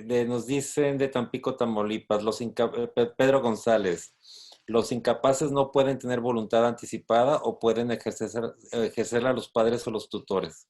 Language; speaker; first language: Spanish; native; Spanish